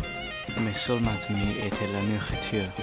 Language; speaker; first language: French; non-native, learner; English